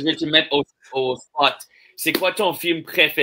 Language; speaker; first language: French; non-native, local second language; English